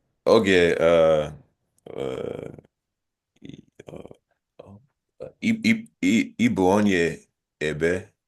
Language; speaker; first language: Igbo; non-native, learner; English